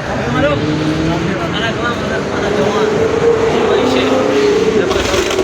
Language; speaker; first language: Arabic; non-native, learner; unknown